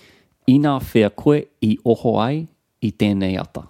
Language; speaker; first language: Māori; non-native, learner; English